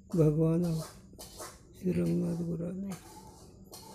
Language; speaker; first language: Hindi; non-native, local second language; Marathi